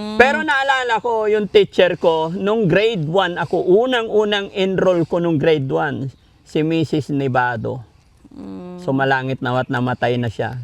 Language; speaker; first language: Filipino; native; Filipino